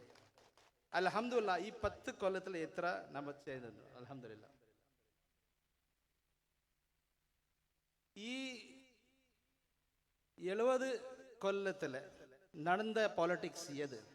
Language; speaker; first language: Malayalam; non-native, learner; Urdu